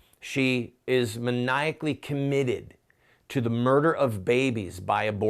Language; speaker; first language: English; native; English